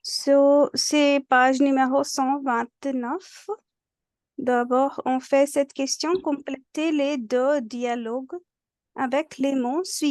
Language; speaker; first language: French; non-native, fluent; Hindi